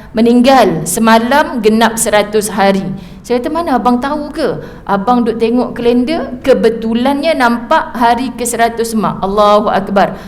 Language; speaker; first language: Malay; native; Malay